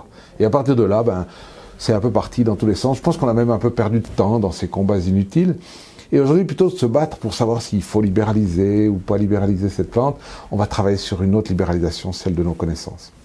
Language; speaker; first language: French; native; French